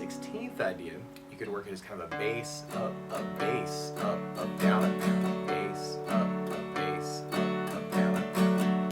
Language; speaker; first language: English; native; English